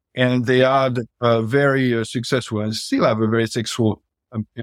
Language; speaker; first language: English; non-native, fluent; French